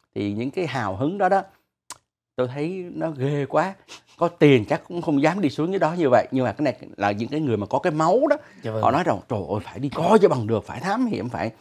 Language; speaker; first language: Vietnamese; native; Vietnamese